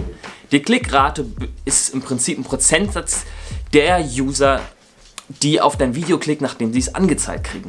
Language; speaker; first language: German; native; German